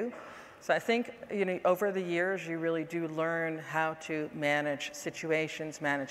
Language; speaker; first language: English; non-native, fluent; Dutch